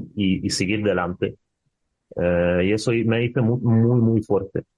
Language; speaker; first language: Spanish; non-native, fluent; Swedish